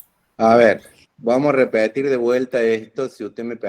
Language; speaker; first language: Spanish; native; Spanish